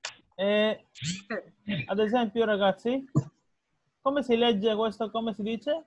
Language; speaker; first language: Italian; non-native, learner; Spanish